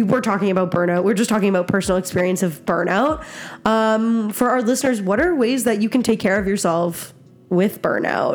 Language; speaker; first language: English; native; English